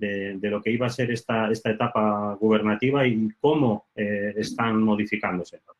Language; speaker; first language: Spanish; native; Spanish